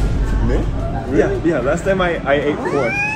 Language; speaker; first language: English; non-native, fluent; Japanese